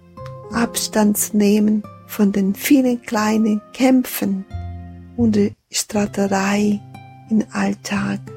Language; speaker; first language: German; non-native, fluent; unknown